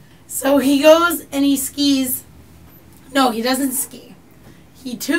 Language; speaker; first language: English; native; English